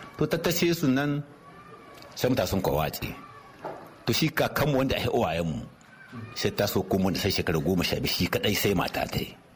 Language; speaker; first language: Hausa; native; Hausa